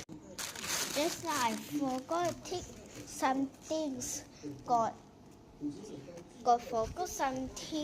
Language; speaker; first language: English; non-native, local second language; Chinese